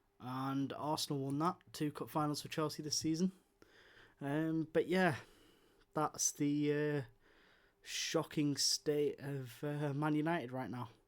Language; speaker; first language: English; native; English